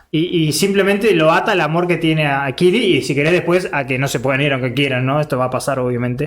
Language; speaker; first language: Spanish; native; Spanish